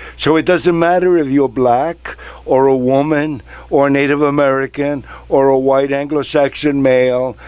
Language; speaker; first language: English; non-native, fluent; Spanish